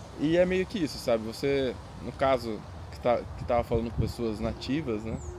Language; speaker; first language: Portuguese; native; Portuguese